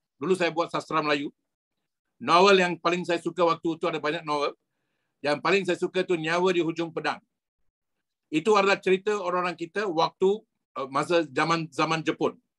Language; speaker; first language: Malay; non-native, local second language; Tamil